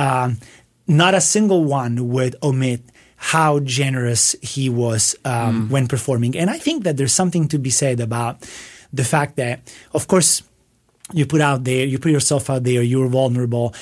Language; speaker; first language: English; non-native, fluent; Italian